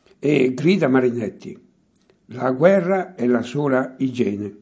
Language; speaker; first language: Italian; native; Italian